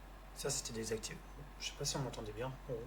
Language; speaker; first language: French; native; French